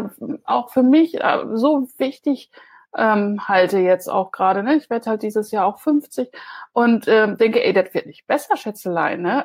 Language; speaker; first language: German; native; German